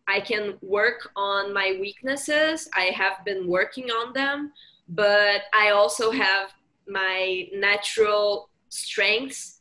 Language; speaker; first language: English; non-native, fluent; Portuguese